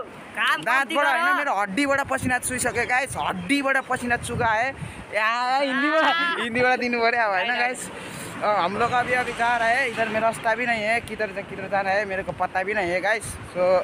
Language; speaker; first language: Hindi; non-native, local second language; Nepali